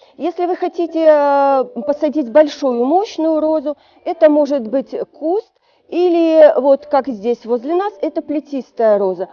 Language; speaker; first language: Russian; native; Russian